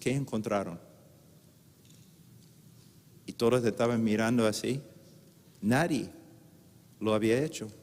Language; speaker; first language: Spanish; non-native, fluent; English